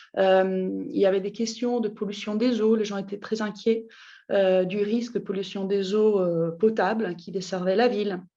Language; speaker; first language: French; non-native, fluent; Italian